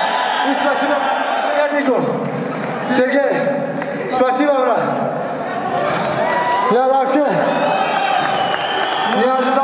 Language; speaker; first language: Russian; non-native, local second language; Tajik